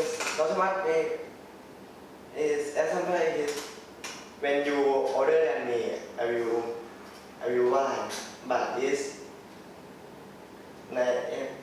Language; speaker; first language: English; non-native, learner; Thai